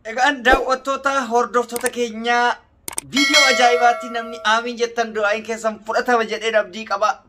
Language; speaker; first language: Oromo; native; Oromo